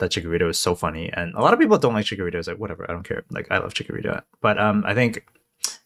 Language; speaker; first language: English; non-native, local second language; Cantonese